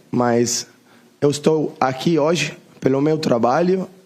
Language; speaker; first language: Portuguese; non-native, learner; Italian